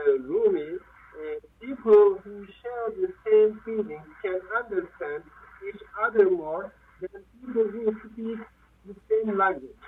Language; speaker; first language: English; non-native, learner; Turkish